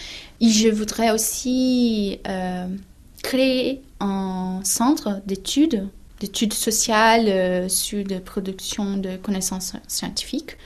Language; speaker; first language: French; non-native, fluent; Portuguese